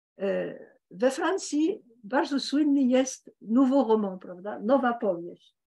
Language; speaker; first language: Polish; early bilingual, heritage; Polish